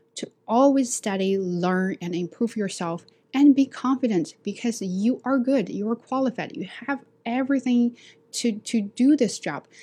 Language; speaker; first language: English; non-native, fluent; Chinese